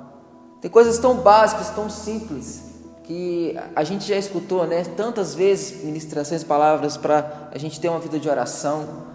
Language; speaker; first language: Portuguese; native; Portuguese